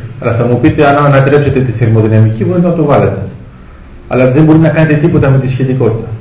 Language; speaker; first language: Greek; early bilingual, heritage; Greek